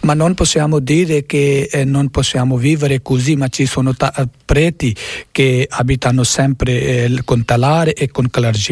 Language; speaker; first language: Italian; non-native, learner; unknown